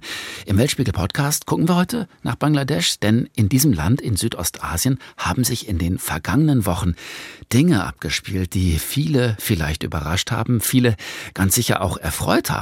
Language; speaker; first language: German; native; German